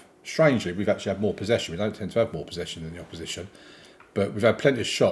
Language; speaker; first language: English; native; English